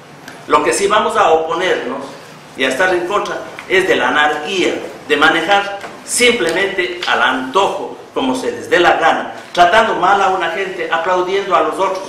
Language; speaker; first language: Spanish; native; Spanish